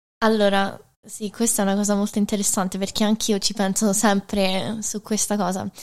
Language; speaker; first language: Italian; early bilingual, heritage; English